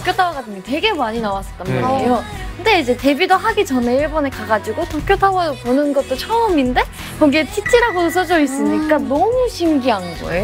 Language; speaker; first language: Korean; non-native, fluent; Japanese